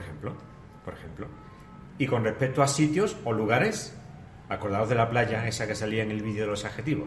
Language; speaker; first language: Spanish; native; Spanish